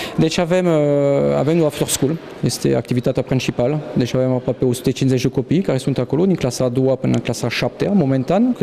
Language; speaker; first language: Romanian; non-native, fluent; French